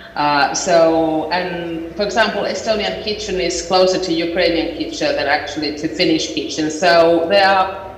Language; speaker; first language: English; non-native, fluent; Finnish